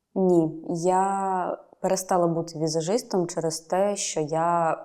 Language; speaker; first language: Ukrainian; native; Ukrainian